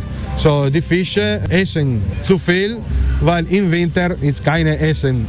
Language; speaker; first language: German; non-native, learner; Italian